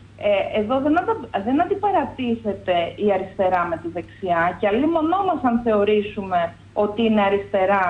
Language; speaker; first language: Greek; native; Greek